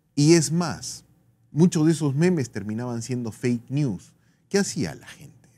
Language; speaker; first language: Spanish; native; Spanish